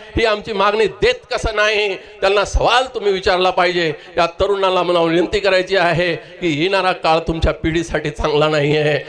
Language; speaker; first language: Marathi; non-native, local second language; Lambadi